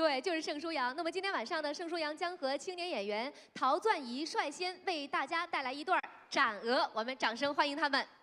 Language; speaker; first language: Chinese; native; Chinese